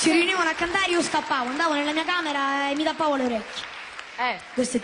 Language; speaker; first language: Italian; native; Italian